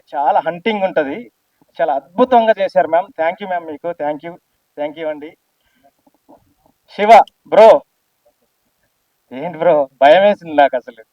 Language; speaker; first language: Telugu; native; Telugu